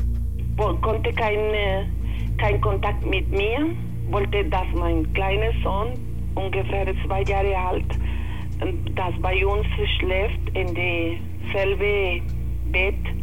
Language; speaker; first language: German; non-native, learner; Spanish